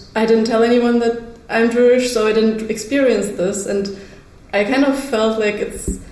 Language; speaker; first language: English; early bilingual, other home language; Russian